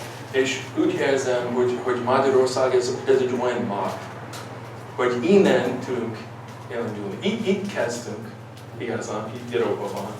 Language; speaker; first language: Hungarian; early bilingual, heritage; English